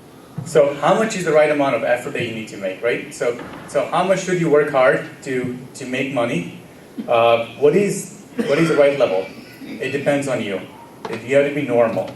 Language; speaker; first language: English; early bilingual, other home language; Gujarati